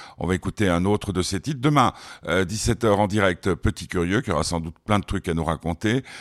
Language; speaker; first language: French; native; French